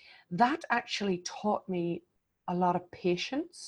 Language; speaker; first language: English; native; English